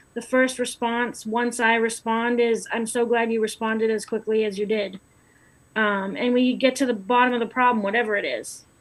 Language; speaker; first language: English; native; English